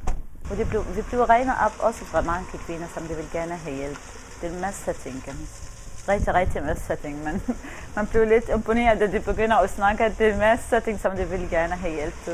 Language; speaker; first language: Danish; non-native, fluent; Arabic